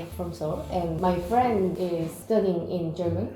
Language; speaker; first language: English; non-native, learner; Korean